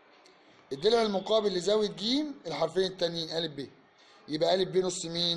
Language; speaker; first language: Arabic; native; Arabic